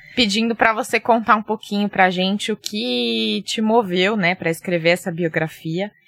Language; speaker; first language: Portuguese; native; Portuguese